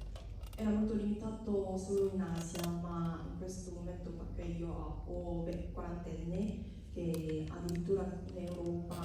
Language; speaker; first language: Italian; non-native, fluent; Korean